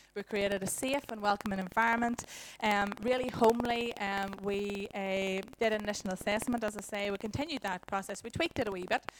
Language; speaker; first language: English; native; English